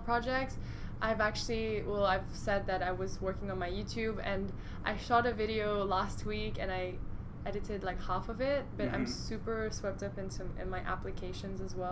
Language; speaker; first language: English; non-native, local second language; Cantonese